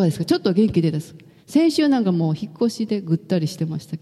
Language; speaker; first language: Japanese; native; Japanese